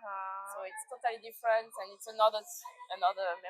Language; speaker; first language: English; non-native, learner; French